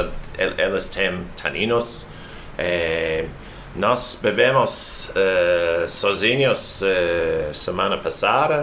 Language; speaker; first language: Portuguese; non-native, learner; English